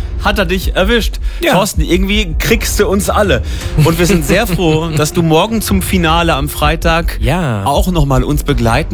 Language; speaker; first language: German; native; German